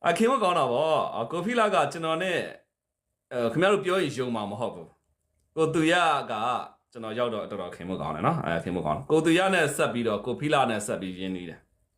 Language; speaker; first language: Burmese; native; Burmese